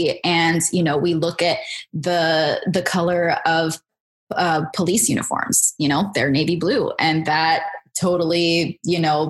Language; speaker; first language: English; native; English